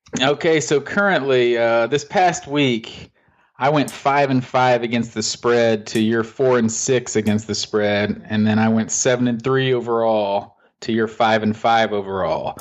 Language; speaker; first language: English; native; English